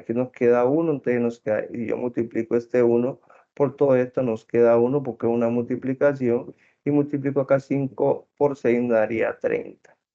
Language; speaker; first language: Spanish; native; Spanish